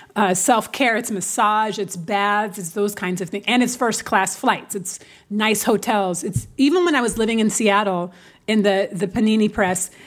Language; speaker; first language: English; native; English